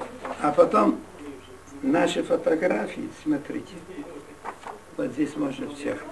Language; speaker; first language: Russian; non-native, fluent; Yiddish